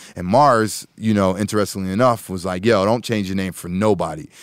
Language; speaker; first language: English; native; English